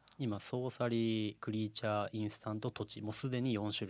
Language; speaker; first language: Japanese; native; Japanese